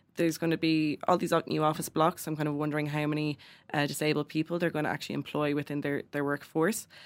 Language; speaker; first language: English; native; English